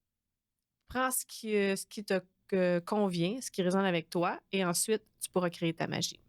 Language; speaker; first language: French; native; French